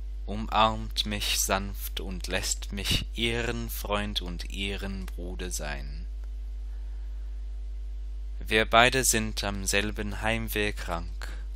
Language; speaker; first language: German; non-native, fluent; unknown